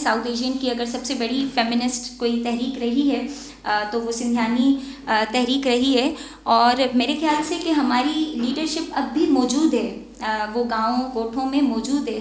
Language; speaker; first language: Urdu; non-native, local second language; Sindhi